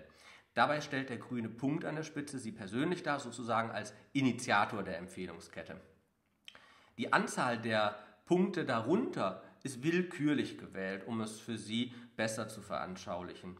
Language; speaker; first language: German; native; German